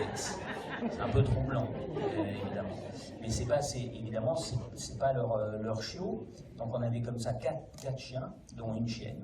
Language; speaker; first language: French; native; French